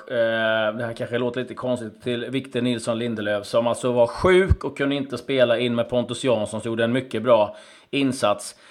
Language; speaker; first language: Swedish; native; Swedish